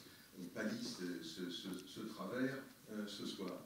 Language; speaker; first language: French; native; French